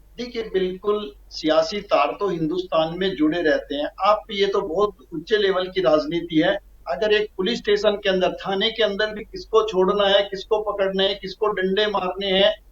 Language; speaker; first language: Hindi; native; Hindi